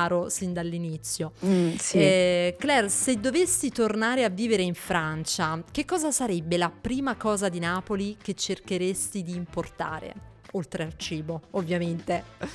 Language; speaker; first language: Italian; native; Italian